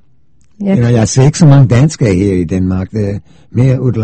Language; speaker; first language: Danish; non-native, fluent; English